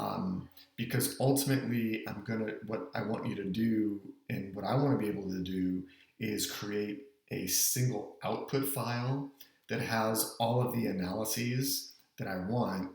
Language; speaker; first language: English; native; English